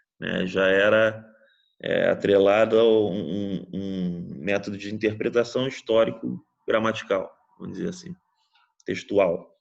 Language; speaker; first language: Portuguese; native; Portuguese